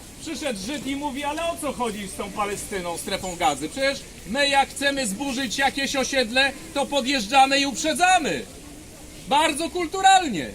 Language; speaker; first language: Polish; native; Polish